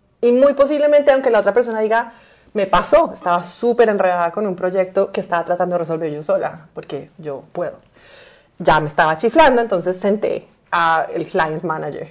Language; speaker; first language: Spanish; native; Spanish